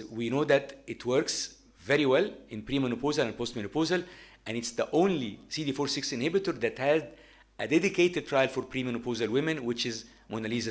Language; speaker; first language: English; non-native, fluent; Arabic